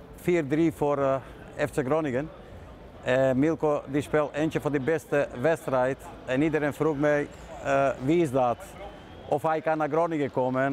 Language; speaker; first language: Dutch; non-native, fluent; Serbian